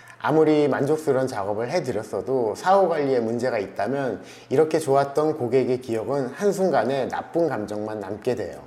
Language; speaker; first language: Korean; native; Korean